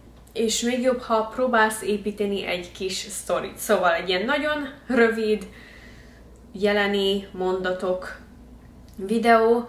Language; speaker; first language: Hungarian; early bilingual, heritage; Hungarian